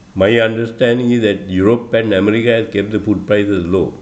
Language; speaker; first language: English; non-native, local second language; Sinhala